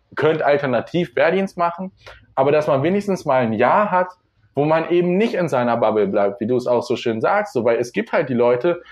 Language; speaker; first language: German; native; German